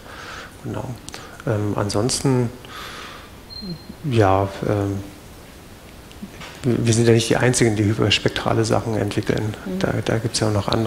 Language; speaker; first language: German; native; German